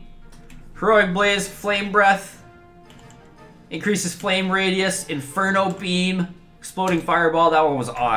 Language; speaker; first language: English; native; English